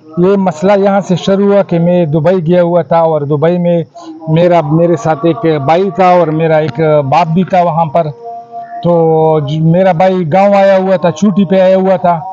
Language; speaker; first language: Urdu; non-native, local second language; Pashto